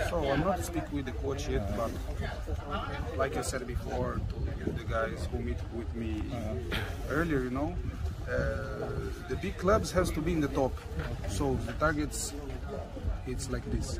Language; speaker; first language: English; non-native, learner; Portuguese